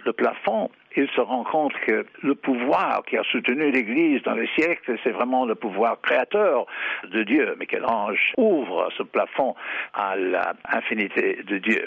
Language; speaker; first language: French; non-native, fluent; English